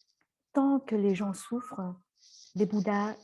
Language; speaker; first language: French; non-native, fluent; Vietnamese